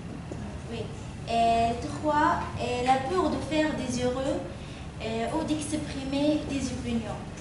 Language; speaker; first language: French; non-native, fluent; Arabic